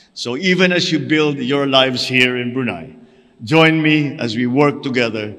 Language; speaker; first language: English; non-native, local second language; Filipino